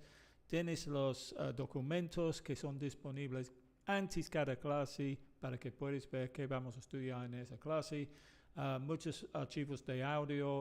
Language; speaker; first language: Spanish; non-native, fluent; English